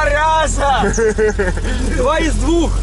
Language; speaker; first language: Russian; native; Russian